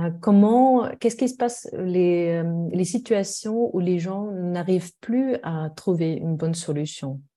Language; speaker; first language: French; non-native, fluent; German